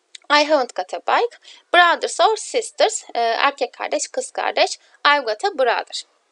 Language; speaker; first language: English; non-native, fluent; Turkish